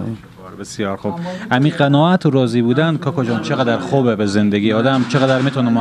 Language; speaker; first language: Persian; native; Persian